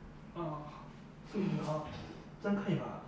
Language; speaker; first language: Japanese; non-native, learner; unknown